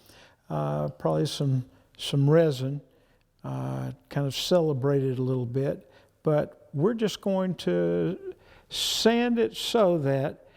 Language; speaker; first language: English; native; English